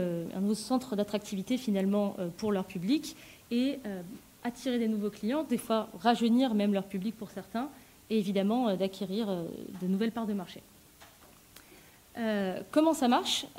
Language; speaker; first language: French; native; French